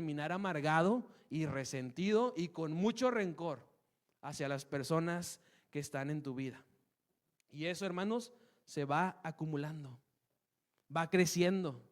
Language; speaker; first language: Spanish; native; Spanish